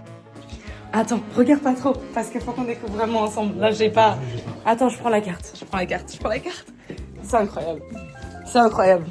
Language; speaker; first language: French; native; French